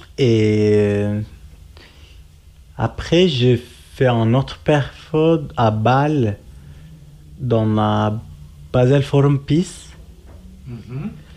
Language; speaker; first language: French; non-native, learner; Kurdish